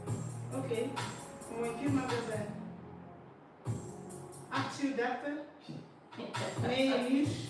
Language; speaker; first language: Dutch; non-native, learner; English